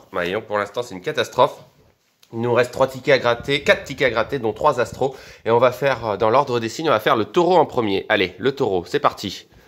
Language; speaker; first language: French; native; French